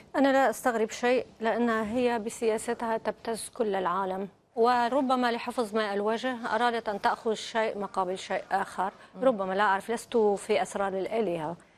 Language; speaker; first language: Arabic; native; Arabic